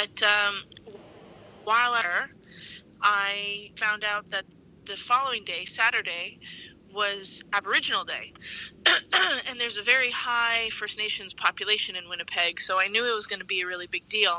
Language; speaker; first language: English; native; English